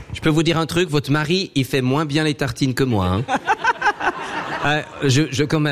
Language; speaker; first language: French; native; French